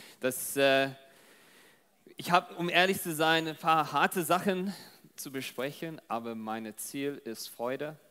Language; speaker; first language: German; non-native, fluent; English